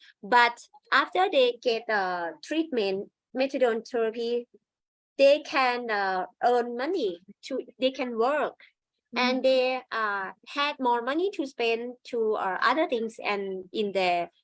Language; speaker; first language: English; non-native, learner; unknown